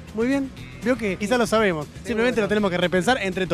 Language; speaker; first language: Spanish; native; Spanish